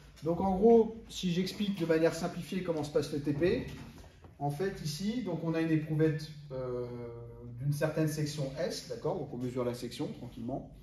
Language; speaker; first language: French; native; French